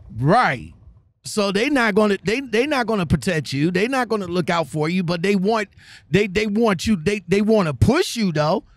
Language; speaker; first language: English; native; English